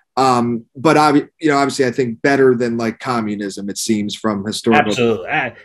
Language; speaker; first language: English; native; English